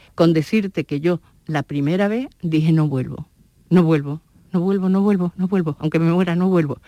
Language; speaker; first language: Spanish; native; Spanish